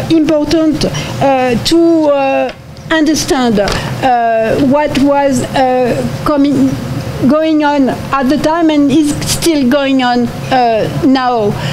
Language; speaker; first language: English; non-native, fluent; French